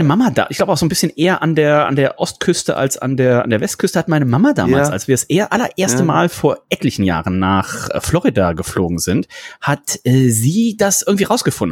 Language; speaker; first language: German; native; German